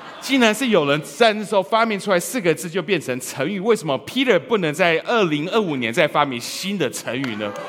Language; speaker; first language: Chinese; early bilingual, heritage; Chinese